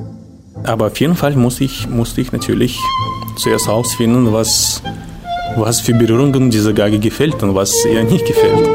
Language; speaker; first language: German; non-native, fluent; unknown